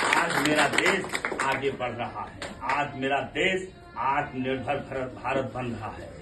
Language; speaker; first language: Hindi; native; Hindi